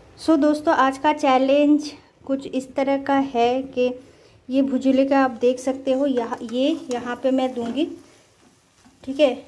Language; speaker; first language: Hindi; non-native, local second language; Bangla